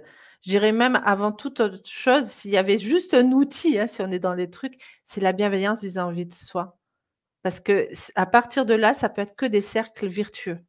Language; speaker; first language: French; native; French